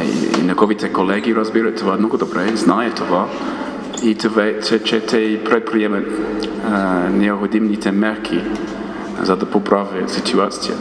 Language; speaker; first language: Bulgarian; non-native, fluent; English